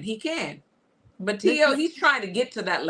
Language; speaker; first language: English; native; English